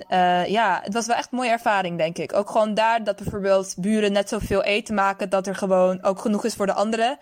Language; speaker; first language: Dutch; early bilingual, other home language; Persian